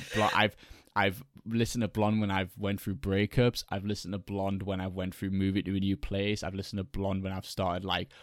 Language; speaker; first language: English; native; English